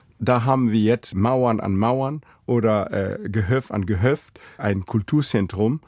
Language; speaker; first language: German; non-native, fluent; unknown